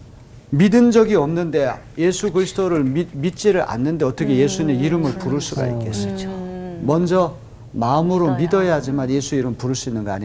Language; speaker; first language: Korean; native; Korean